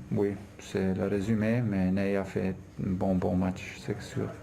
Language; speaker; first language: French; non-native, fluent; German